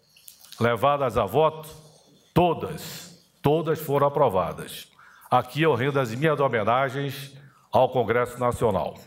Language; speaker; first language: Portuguese; native; Portuguese